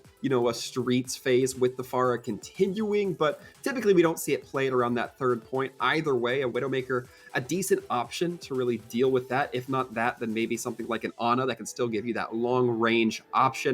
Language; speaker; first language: English; native; English